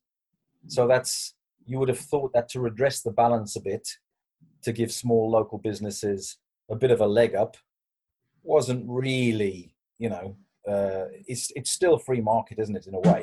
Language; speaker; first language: English; native; English